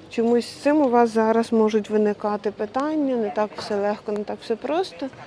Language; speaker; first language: Ukrainian; non-native, local second language; Russian